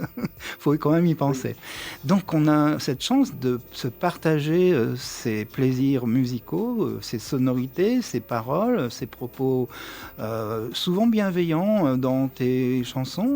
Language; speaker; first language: French; native; French